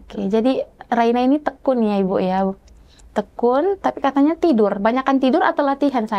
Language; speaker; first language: Indonesian; native; Indonesian